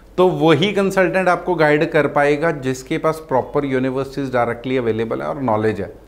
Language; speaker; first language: Hindi; non-native, local second language; Punjabi